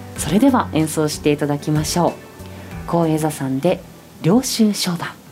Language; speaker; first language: Japanese; native; Japanese